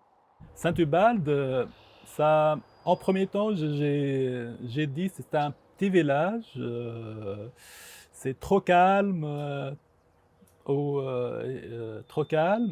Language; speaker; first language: French; non-native, local second language; Arabic